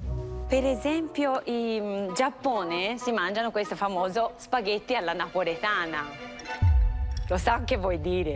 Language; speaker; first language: Italian; non-native, fluent; Japanese